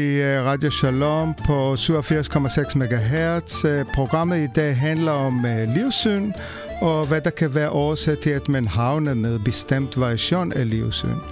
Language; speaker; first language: Danish; non-native, fluent; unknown